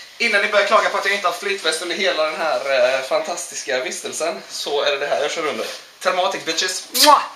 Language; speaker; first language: Swedish; early bilingual, other home language; Russian